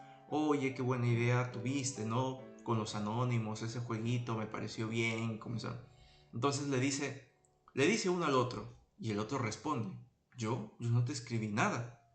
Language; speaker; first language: Spanish; native; Spanish